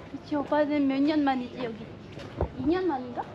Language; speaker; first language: Korean; native; Korean